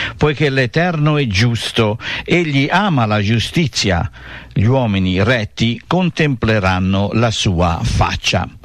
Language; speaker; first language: Italian; native; Italian